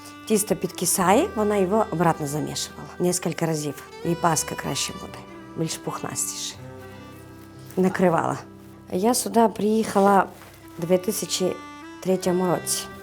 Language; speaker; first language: Ukrainian; non-native, fluent; Georgian